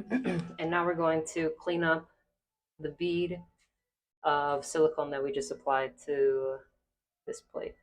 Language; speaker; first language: English; native; English